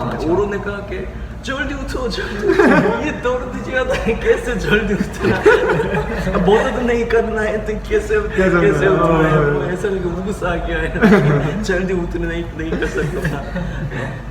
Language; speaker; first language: Hindi; non-native, learner; Korean